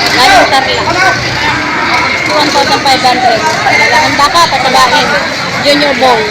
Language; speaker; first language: Filipino; native; Filipino